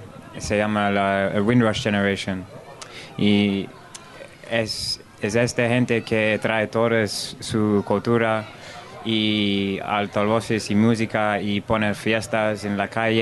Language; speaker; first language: Spanish; non-native, learner; English